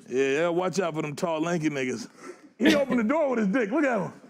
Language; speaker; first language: English; native; English